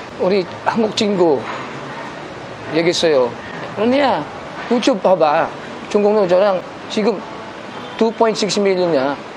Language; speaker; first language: Korean; non-native, learner; Filipino